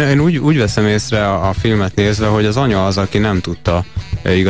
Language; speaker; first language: Hungarian; native; Hungarian